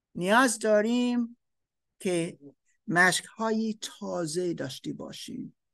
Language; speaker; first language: Persian; non-native, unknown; German